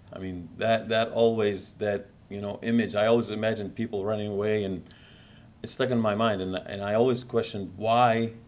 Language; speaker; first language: English; non-native, fluent; Assyrian Neo-Aramaic